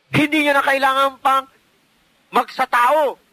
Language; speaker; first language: Filipino; native; Filipino